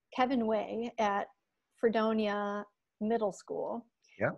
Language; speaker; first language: English; native; English